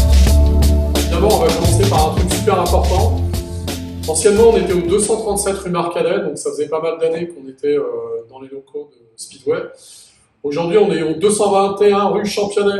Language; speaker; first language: French; native; French